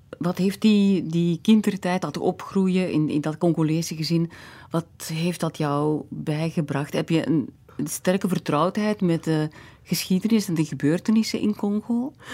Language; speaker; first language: Dutch; native; Dutch